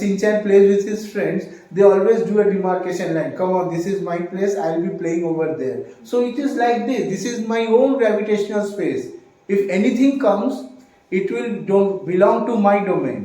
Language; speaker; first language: English; non-native, local second language; Bangla